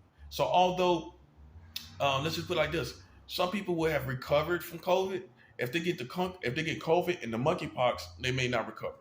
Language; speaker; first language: English; native; English